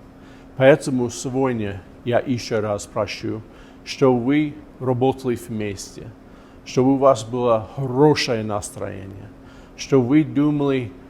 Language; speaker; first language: Russian; non-native, fluent; English